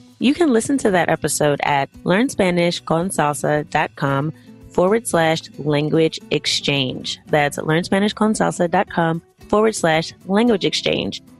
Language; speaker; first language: English; native; English